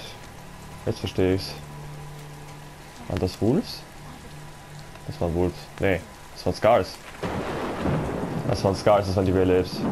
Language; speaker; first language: German; native; German